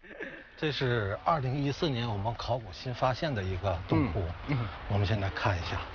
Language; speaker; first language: Chinese; native; Chinese